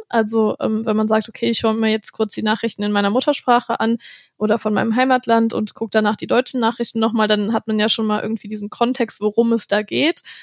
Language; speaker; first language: German; native; German